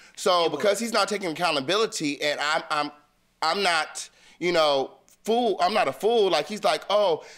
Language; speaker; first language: English; native; English